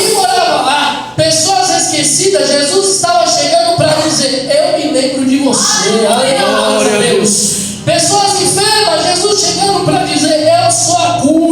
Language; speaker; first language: Portuguese; native; Portuguese